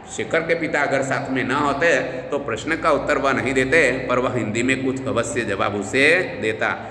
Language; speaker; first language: Hindi; non-native, local second language; Gujarati